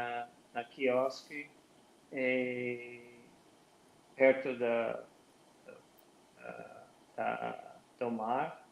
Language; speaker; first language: Portuguese; non-native, learner; English